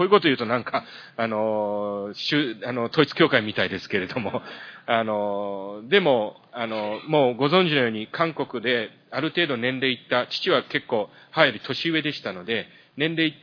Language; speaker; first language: Japanese; early bilingual, heritage; Japanese